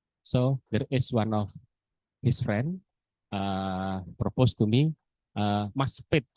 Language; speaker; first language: English; non-native, learner; Indonesian